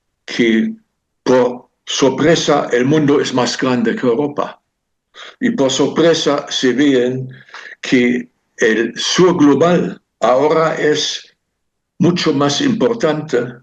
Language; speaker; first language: Spanish; non-native, fluent; German